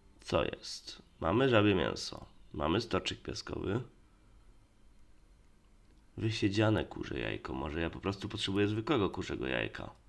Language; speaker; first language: Polish; native; Polish